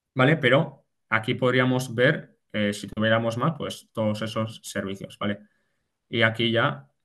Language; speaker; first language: Spanish; native; Spanish